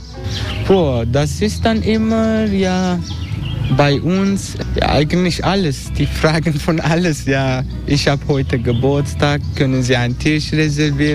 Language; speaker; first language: German; non-native, learner; Turkish